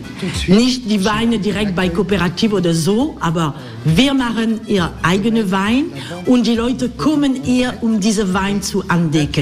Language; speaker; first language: German; non-native, learner; French